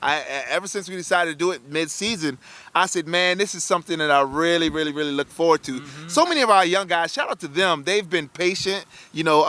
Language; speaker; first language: English; native; English